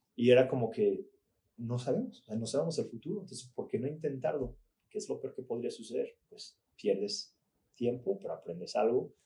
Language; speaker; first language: Spanish; early bilingual, other home language; English